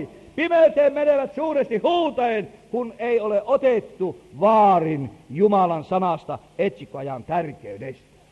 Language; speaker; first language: Finnish; native; Finnish